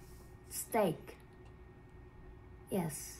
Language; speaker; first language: English; non-native, learner; Korean